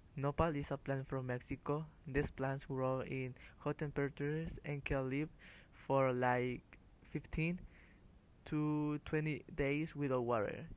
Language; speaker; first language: English; non-native, learner; Spanish